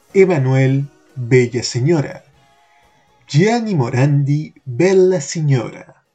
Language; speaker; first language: Italian; non-native, fluent; Spanish